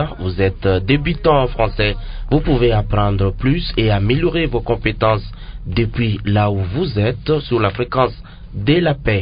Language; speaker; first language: French; non-native, local second language; Lingala